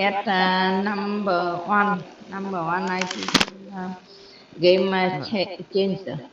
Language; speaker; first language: English; non-native, learner; Vietnamese